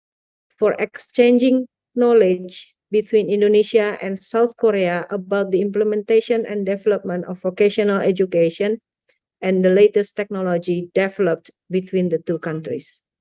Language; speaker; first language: English; non-native, fluent; Indonesian